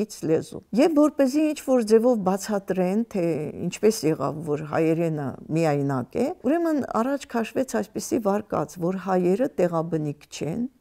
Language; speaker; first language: Armenian; native; Armenian